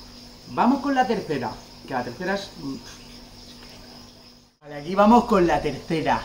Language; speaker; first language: Spanish; native; Spanish